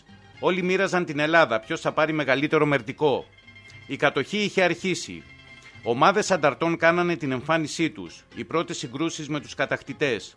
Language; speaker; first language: Greek; native; Greek